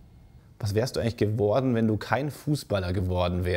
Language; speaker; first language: German; native; German